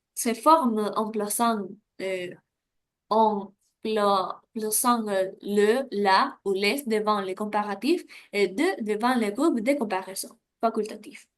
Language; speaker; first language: French; non-native, learner; Spanish